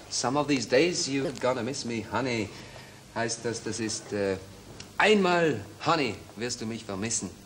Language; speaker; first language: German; native; German